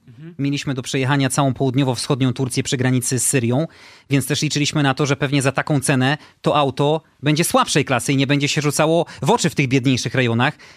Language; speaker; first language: Polish; native; Polish